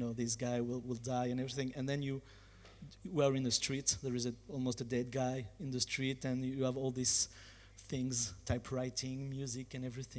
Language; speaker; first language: English; non-native, fluent; French